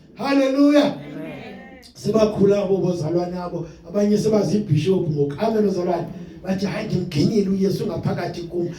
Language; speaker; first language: Zulu; non-native, local second language; Xhosa